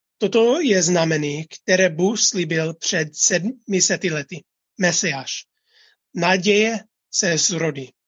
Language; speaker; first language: Czech; non-native, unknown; English